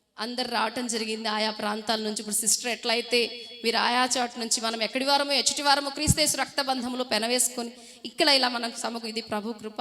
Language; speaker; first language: Telugu; non-native, fluent; Hindi